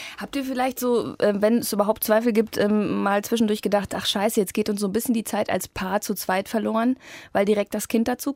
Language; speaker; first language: German; native; German